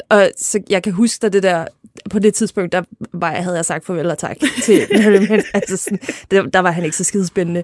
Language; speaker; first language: Danish; native; Danish